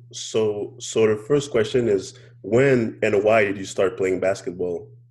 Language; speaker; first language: English; non-native, fluent; French